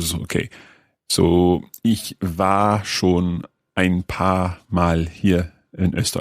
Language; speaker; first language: German; non-native, learner; English